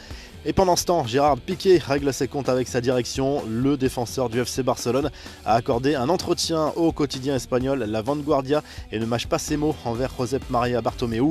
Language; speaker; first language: French; native; French